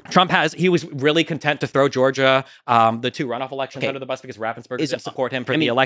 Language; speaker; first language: English; native; English